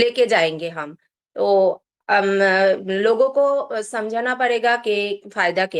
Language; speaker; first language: Hindi; non-native, local second language; Bangla